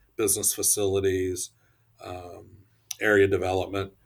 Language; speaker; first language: English; native; English